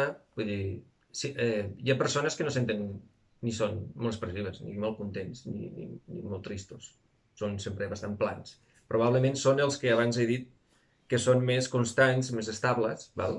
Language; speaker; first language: Catalan; native; Catalan